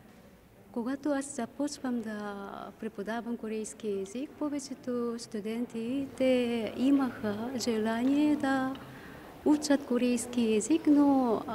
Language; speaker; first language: Bulgarian; non-native, fluent; Korean